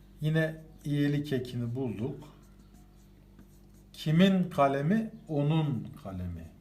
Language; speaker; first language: Turkish; native; Turkish